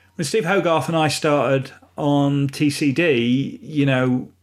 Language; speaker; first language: English; native; English